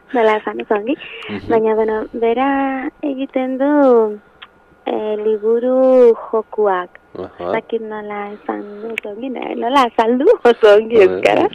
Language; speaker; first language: Basque; non-native, local second language; Spanish